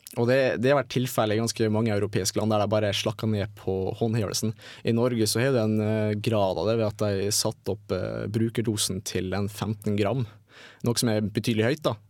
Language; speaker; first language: Norwegian; native; Norwegian